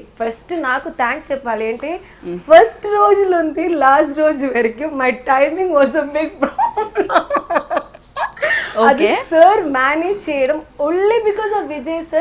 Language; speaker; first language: Telugu; non-native, learner; Malayalam